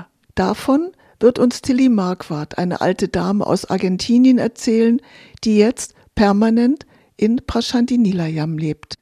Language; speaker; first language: German; native; German